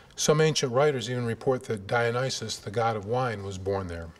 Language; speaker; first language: English; native; English